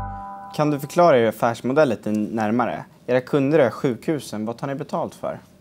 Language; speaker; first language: Swedish; native; Swedish